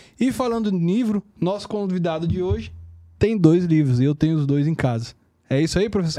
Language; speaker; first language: Portuguese; native; Portuguese